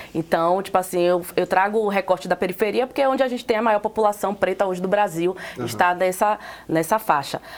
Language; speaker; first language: Portuguese; native; Portuguese